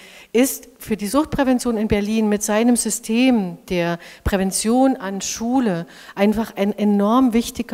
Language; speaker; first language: German; native; German